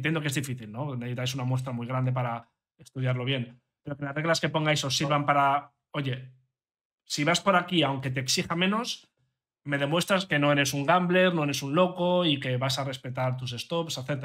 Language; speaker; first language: Spanish; native; Spanish